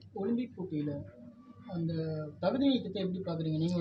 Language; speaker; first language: Tamil; native; Tamil